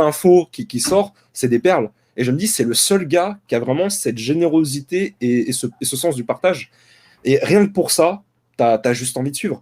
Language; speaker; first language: French; native; French